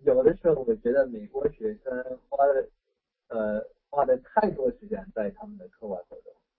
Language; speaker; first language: Chinese; non-native, fluent; English